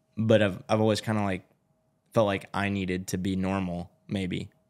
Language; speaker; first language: English; native; English